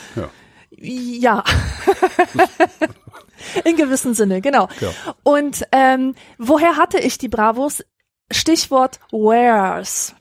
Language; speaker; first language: German; native; German